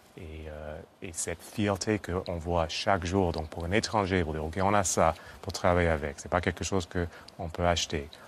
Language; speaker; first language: French; non-native, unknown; English